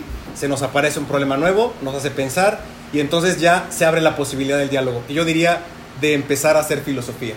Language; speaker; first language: Spanish; native; Spanish